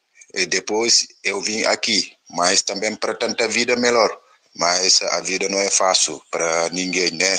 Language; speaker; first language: Portuguese; non-native, learner; Wolof